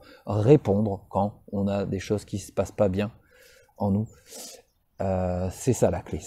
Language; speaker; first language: French; native; French